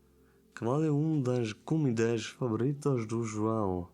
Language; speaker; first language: Portuguese; non-native, learner; German